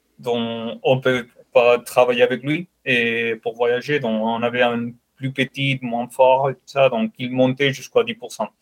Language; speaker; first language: French; non-native, fluent; Spanish